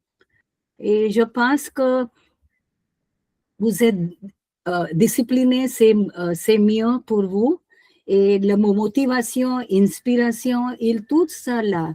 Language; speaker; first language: French; non-native, learner; Hindi